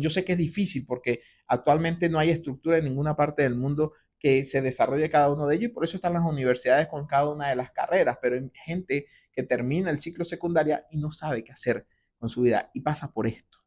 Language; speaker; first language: Spanish; native; Spanish